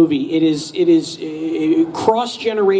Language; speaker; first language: English; native; English